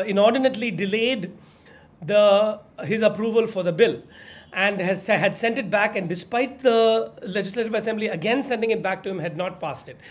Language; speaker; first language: English; non-native, local second language; Tamil